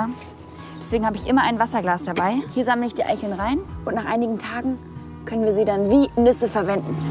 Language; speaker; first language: German; native; German